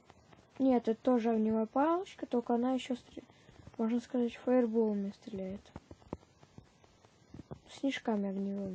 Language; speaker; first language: Russian; native; Russian